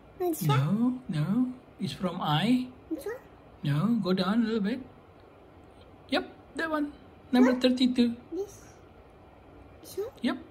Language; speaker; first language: English; non-native, fluent; Indonesian